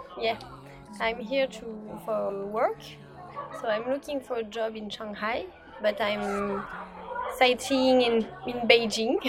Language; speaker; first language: English; non-native, fluent; French